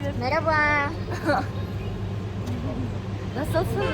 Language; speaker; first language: Turkish; non-native, learner; Kazakh